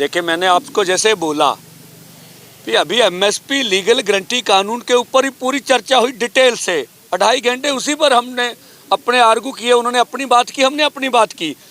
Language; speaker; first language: Hindi; non-native, local second language; Punjabi